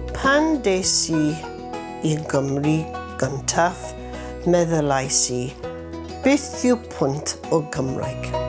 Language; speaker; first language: Welsh; non-native, learner; English